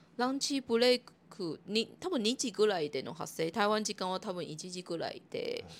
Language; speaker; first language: Japanese; non-native, fluent; Chinese